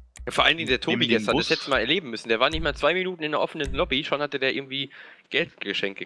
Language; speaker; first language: German; native; German